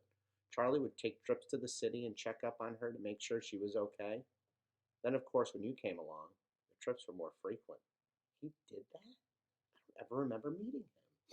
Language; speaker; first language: English; native; English